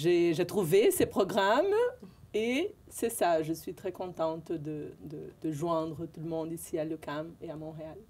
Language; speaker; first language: French; non-native, fluent; Portuguese